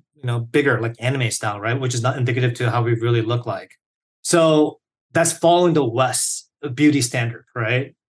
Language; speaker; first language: English; early bilingual, other home language; Korean